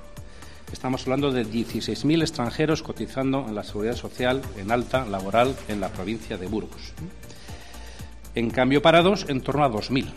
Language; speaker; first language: Spanish; native; Spanish